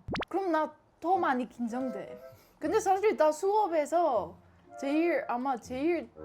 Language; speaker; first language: Korean; non-native, learner; Dutch